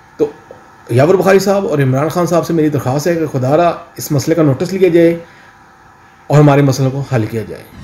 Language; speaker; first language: Urdu; non-native, local second language; Punjabi